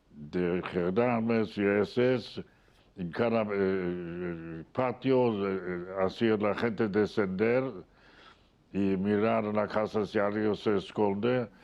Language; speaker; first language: Spanish; non-native, fluent; Yiddish